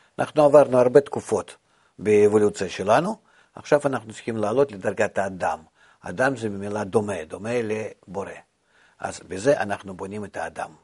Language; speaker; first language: Hebrew; non-native, fluent; Russian